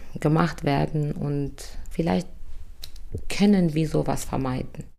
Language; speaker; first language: German; non-native, fluent; Arabic